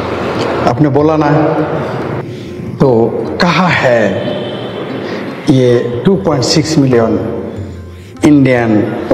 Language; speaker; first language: Hindi; non-native, fluent; Bangla